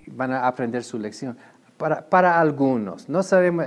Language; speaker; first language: Spanish; non-native, fluent; English